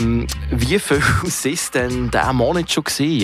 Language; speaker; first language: German; native; German